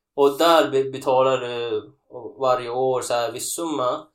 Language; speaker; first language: Swedish; non-native, fluent; Sinhala